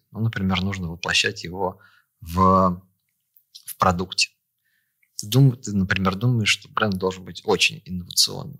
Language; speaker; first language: Russian; native; Russian